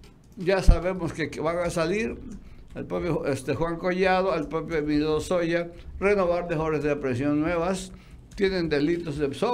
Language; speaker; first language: Spanish; native; Spanish